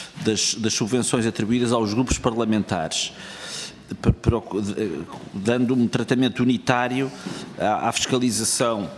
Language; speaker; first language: Portuguese; native; Portuguese